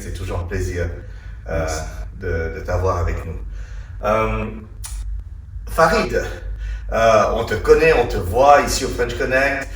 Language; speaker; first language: French; native; French